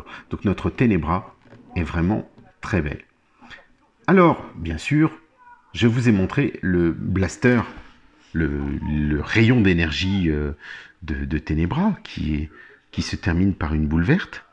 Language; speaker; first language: French; native; French